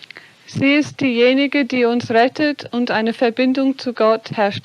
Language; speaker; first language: German; non-native, fluent; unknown